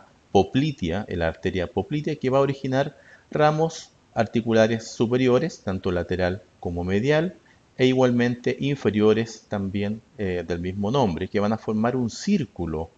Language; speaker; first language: Spanish; native; Spanish